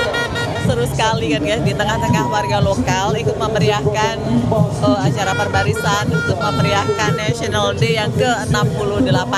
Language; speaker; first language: Indonesian; native; Indonesian